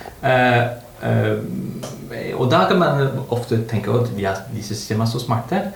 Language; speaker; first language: Norwegian; non-native, fluent; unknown